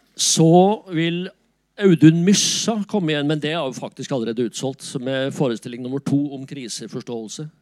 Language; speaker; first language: Norwegian; native; Norwegian